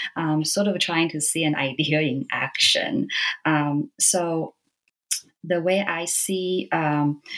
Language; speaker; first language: English; non-native, fluent; Chinese